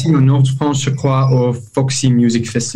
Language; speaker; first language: French; non-native, local second language; Dutch